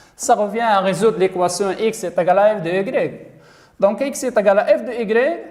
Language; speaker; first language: French; non-native, local second language; Arabic